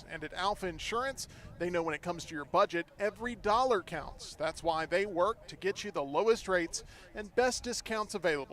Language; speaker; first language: English; native; English